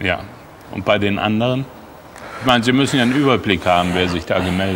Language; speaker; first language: German; native; German